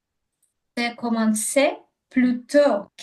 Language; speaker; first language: French; non-native, learner; Ukrainian